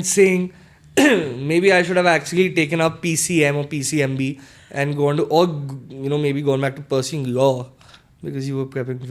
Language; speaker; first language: English; non-native, local second language; Hindi